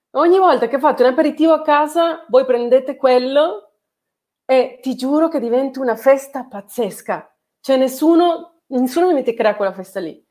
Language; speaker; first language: Italian; non-native, fluent; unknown